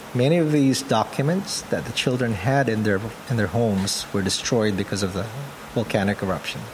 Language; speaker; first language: English; non-native, local second language; Pampanga